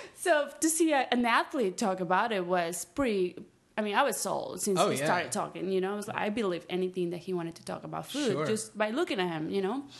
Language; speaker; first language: English; non-native, fluent; Spanish